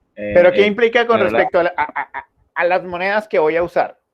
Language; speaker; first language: Spanish; native; Spanish